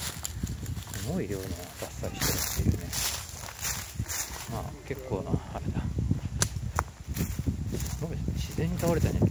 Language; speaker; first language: Japanese; native; Japanese